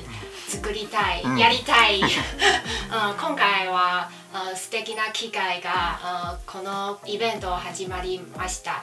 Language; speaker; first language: Japanese; non-native, learner; Chinese